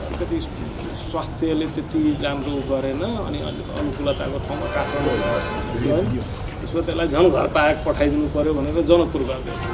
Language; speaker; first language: Nepali; non-native, local second language; Maithili